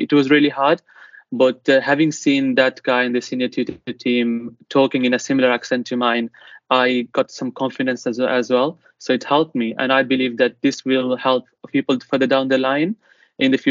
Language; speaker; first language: English; non-native, fluent; Italian